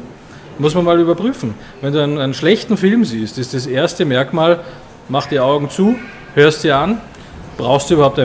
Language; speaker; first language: German; native; German